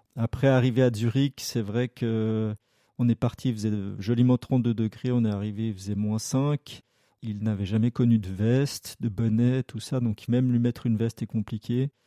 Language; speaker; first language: French; native; French